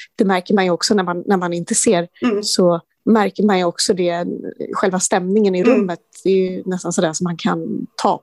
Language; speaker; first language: Swedish; native; Swedish